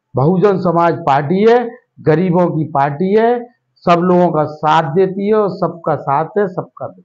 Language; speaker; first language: Hindi; native; Hindi